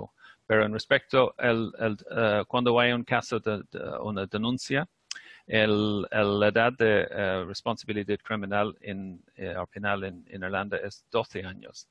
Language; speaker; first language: Spanish; non-native, fluent; English